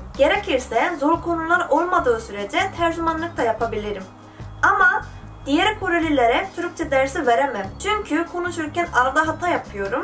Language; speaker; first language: Turkish; non-native, fluent; Korean